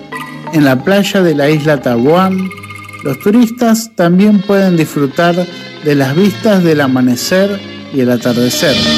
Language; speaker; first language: Spanish; non-native, fluent; Indonesian